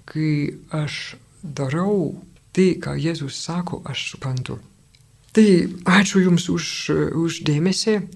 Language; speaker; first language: Lithuanian; non-native, fluent; French